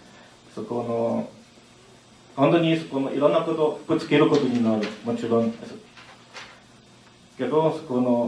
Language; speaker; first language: Japanese; non-native, learner; German